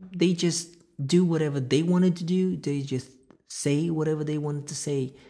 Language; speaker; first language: English; non-native, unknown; Russian